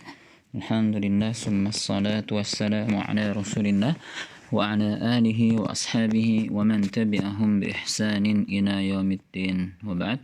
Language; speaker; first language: Arabic; non-native, fluent; Indonesian